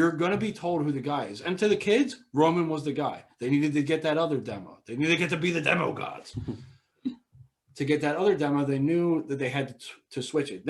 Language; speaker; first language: English; native; English